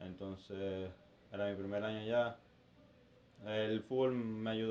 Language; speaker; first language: Spanish; native; Spanish